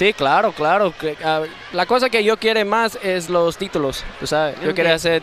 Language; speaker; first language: Spanish; early bilingual, heritage; English